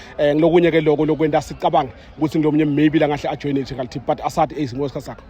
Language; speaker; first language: Zulu; non-native, local second language; Swati